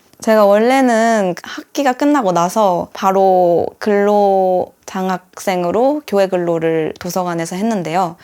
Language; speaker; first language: Korean; early bilingual, other home language; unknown